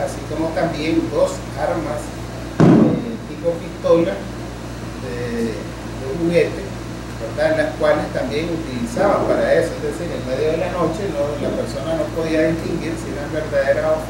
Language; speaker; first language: Spanish; native; Spanish